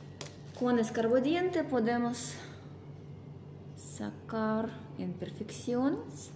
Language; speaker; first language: Spanish; non-native, fluent; Russian